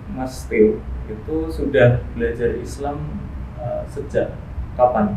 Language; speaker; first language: Indonesian; native; Indonesian